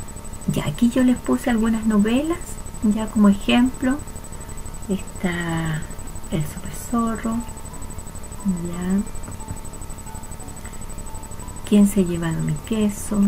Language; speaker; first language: Spanish; native; Spanish